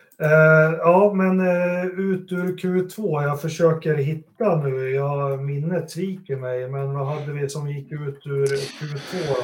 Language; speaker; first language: Swedish; native; Swedish